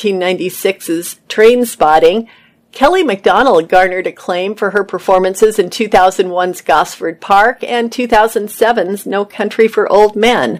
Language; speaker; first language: English; native; English